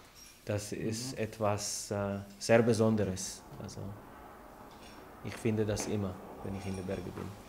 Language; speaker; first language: German; non-native, learner; Hebrew